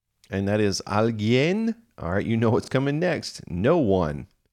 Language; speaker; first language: English; native; English